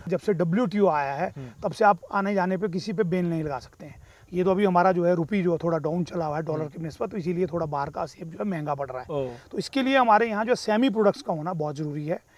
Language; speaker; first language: Hindi; native; Hindi